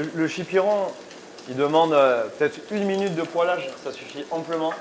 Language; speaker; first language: French; native; French